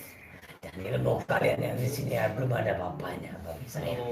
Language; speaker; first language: Indonesian; non-native, local second language; Javanese